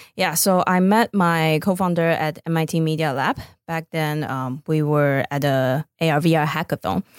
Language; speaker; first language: English; non-native, fluent; Chinese